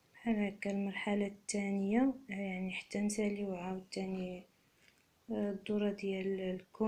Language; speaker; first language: Arabic; native; Arabic